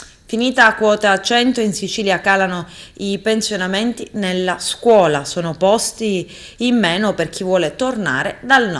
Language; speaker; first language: Italian; native; Italian